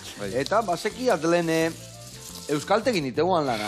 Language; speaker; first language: Basque; native; Basque